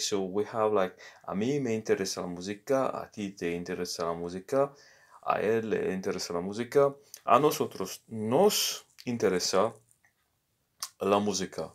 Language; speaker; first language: Spanish; non-native, learner; Morisyen